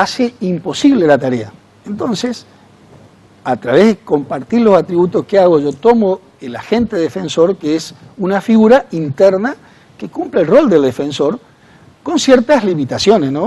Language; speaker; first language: Spanish; native; Spanish